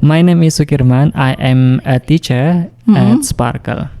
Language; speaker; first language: English; non-native, fluent; Indonesian